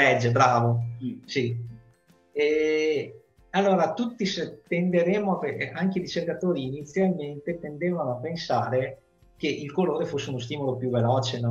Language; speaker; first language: Italian; native; Italian